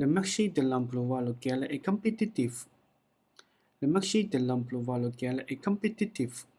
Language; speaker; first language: French; non-native, learner; Chinese